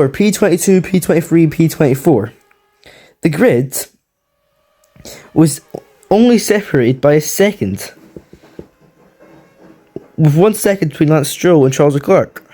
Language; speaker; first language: English; native; English